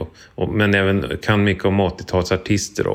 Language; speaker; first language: Swedish; native; Swedish